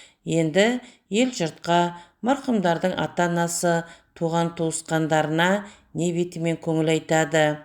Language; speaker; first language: Kazakh; native; Kazakh